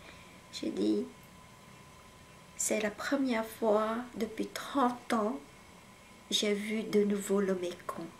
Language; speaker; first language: French; non-native, fluent; Khmer